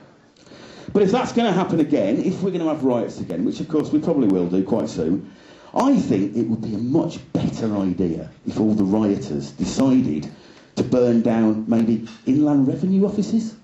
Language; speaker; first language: English; native; English